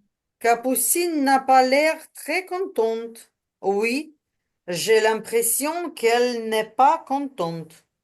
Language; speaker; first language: French; non-native, learner; Ukrainian